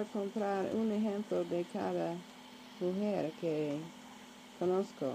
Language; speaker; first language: Spanish; non-native, learner; English